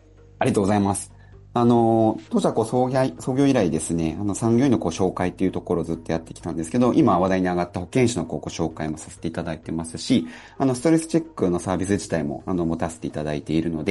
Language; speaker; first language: Japanese; native; Japanese